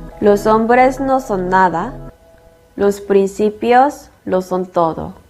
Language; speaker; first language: Spanish; non-native, fluent; Korean